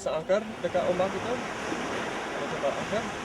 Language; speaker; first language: Indonesian; non-native, learner; English